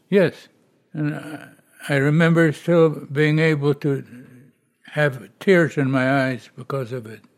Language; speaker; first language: English; non-native, fluent; Polish